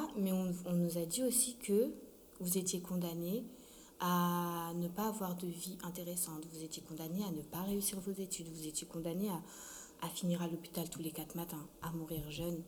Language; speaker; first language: French; early bilingual, other home language; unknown